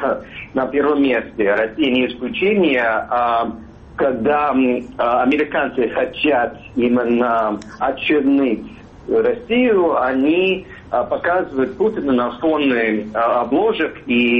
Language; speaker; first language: Russian; non-native, fluent; English